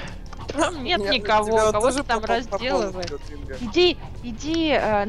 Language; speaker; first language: Russian; native; Russian